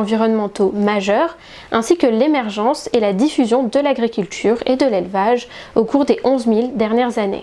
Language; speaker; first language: French; native; French